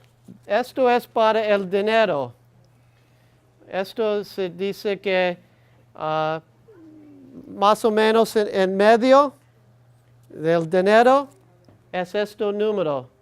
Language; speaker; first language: Spanish; non-native, learner; English